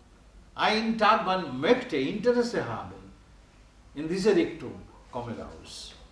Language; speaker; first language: German; non-native, learner; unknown